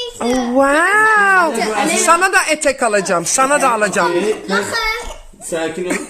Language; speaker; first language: Turkish; non-native, learner; Dutch